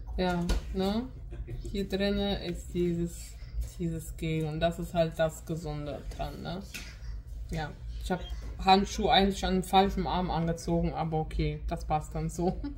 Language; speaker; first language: German; non-native, fluent; Russian